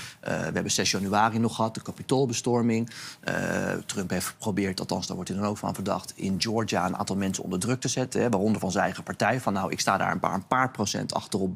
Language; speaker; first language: Dutch; native; Dutch